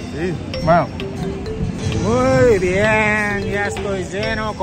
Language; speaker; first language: Spanish; non-native, learner; Japanese